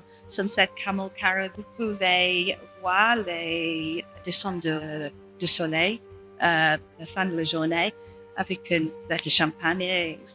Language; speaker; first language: French; non-native, learner; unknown